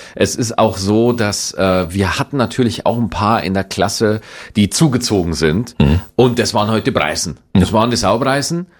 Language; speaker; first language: German; native; German